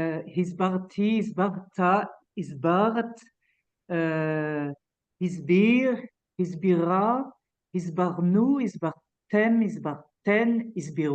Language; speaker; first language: Hebrew; non-native, learner; French